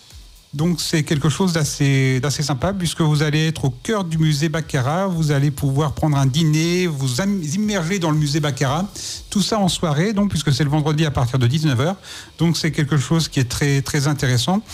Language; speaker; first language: French; native; French